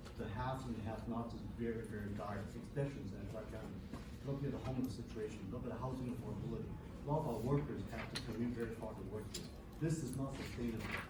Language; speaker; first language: English; non-native, local second language; Cantonese